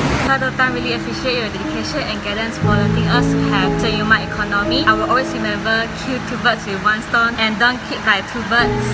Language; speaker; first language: English; non-native, local second language; Chinese